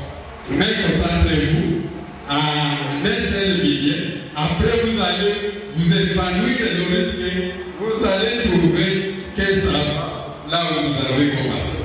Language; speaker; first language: French; non-native, local second language; Swahili